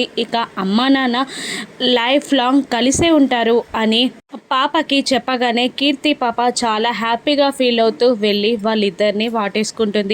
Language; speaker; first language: Telugu; native; Telugu